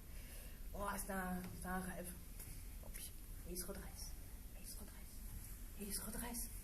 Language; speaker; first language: French; native; French